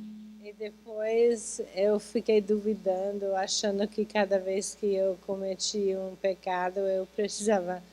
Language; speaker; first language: Portuguese; non-native, fluent; English